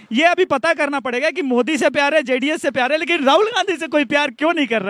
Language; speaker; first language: Hindi; native; Hindi